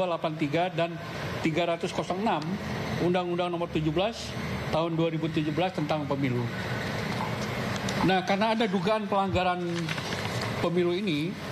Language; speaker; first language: Indonesian; native; Indonesian